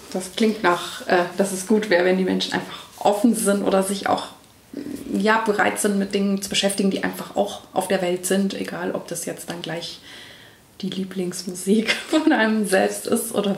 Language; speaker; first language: German; native; German